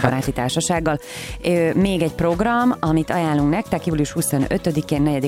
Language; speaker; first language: Hungarian; native; Hungarian